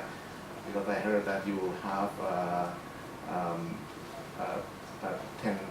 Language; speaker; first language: English; non-native, fluent; Thai